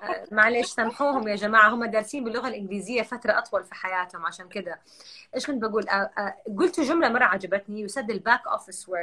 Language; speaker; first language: Arabic; native; Arabic